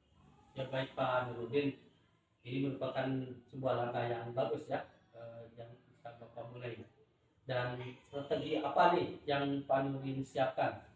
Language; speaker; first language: Indonesian; native; Indonesian